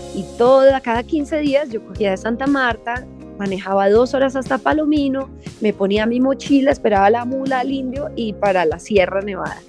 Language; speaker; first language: Spanish; native; Spanish